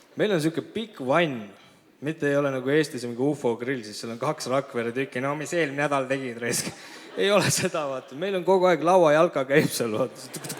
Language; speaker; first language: Estonian; early bilingual, other home language; Armenian